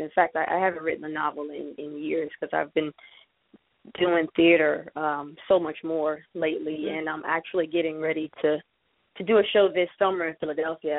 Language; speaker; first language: English; native; English